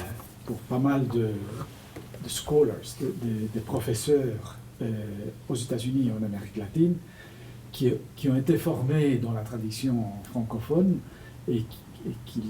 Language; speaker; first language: French; non-native, fluent; Spanish